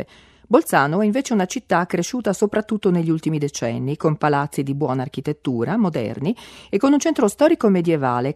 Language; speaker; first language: Italian; native; Italian